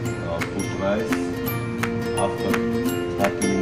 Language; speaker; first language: English; non-native, learner; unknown